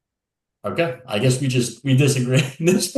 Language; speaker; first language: English; native; English